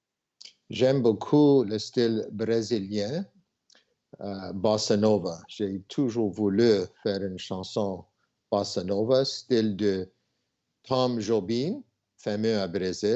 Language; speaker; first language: French; non-native, local second language; English